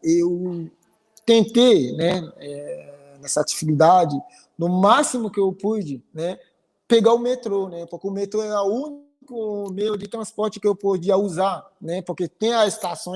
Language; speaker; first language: Portuguese; non-native, fluent; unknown